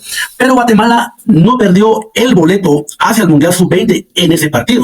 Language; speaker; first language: Spanish; native; Spanish